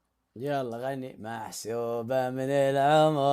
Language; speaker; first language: Arabic; native; Arabic